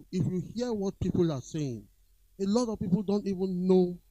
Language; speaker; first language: English; non-native, local second language; Yoruba